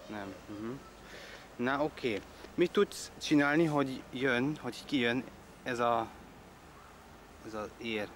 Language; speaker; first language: Hungarian; non-native, learner; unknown